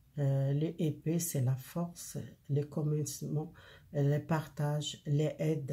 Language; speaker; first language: French; non-native, learner; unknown